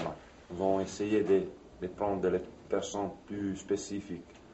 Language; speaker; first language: French; non-native, fluent; Italian